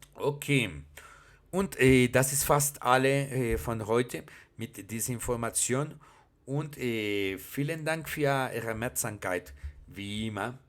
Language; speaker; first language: German; non-native, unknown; Spanish